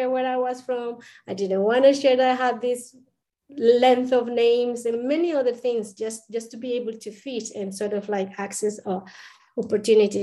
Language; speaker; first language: English; non-native, fluent; Spanish